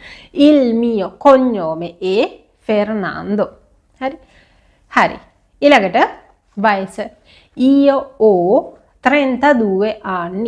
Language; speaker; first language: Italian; non-native, fluent; Sinhala